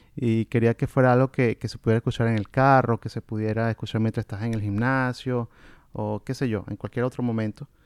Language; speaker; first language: Spanish; native; Spanish